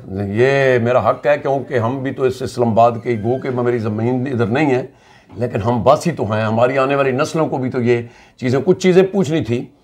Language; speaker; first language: Urdu; non-native, local second language; Punjabi